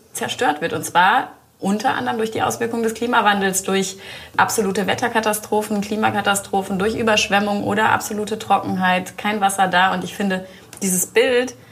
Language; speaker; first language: German; native; German